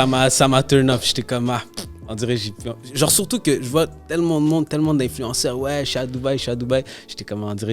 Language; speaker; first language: French; native; French